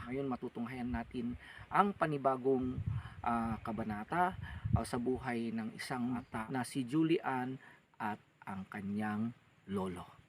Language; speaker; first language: Filipino; non-native, local second language; Iloko